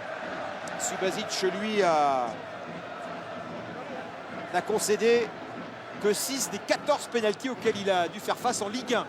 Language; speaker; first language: French; native; French